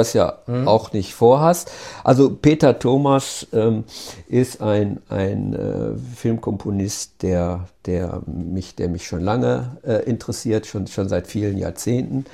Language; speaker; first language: German; native; German